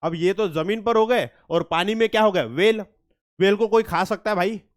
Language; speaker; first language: Hindi; non-native, local second language; Marathi